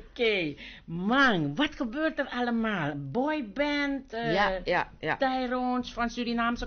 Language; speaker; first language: Dutch; native; Dutch